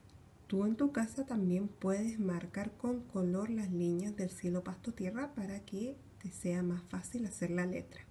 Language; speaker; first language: Spanish; native; Spanish